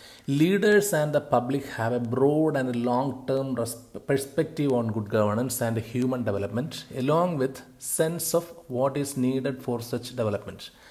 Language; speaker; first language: English; non-native, local second language; Malayalam